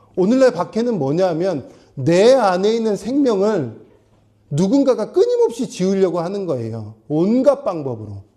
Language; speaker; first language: Korean; native; Korean